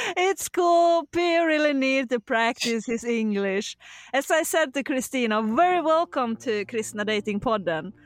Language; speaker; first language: English; non-native, fluent; Swedish